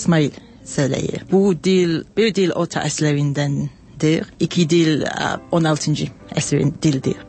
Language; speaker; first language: Azerbaijani; non-native, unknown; English